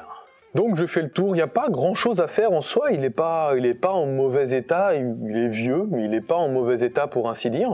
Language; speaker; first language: French; native; French